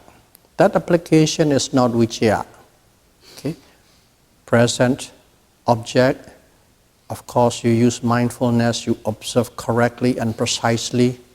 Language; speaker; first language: English; non-native, fluent; Burmese